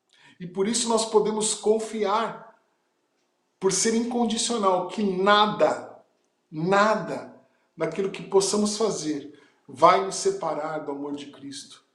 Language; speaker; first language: Portuguese; native; Portuguese